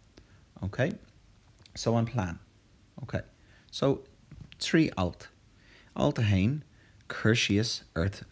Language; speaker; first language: Irish; non-native, local second language; English